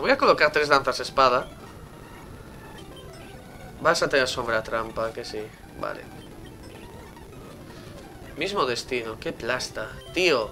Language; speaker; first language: Spanish; native; Spanish